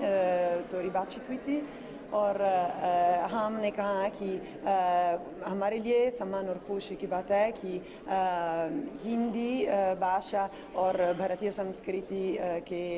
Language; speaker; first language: Hindi; non-native, fluent; Italian